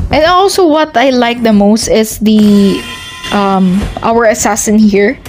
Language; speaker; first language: English; non-native, local second language; Filipino